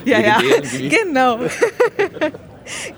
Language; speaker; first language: German; non-native, learner; Slovak